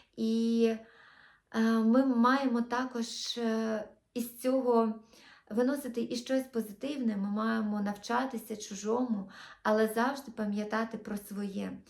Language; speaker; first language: Ukrainian; non-native, local second language; Russian